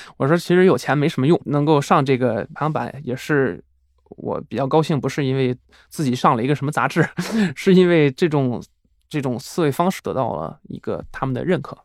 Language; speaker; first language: Chinese; non-native, fluent; Swiss German